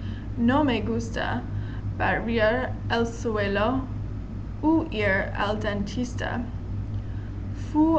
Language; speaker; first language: Spanish; non-native, learner; English